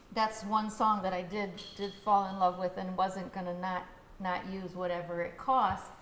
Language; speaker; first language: English; native; English